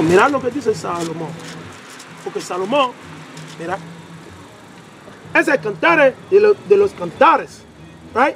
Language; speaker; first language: Spanish; non-native, learner; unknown